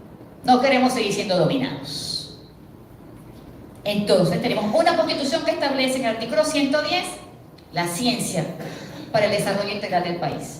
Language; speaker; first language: Spanish; native; Spanish